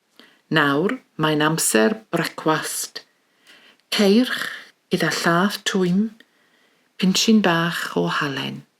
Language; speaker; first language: Welsh; native; Welsh